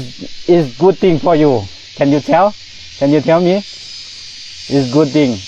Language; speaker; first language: English; non-native, learner; Thai